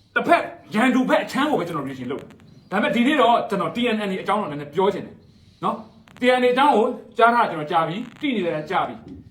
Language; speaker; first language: Burmese; non-native, local second language; Shwe Palaung